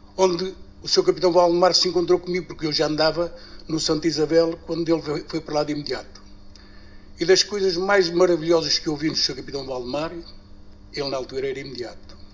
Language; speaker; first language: Portuguese; native; Portuguese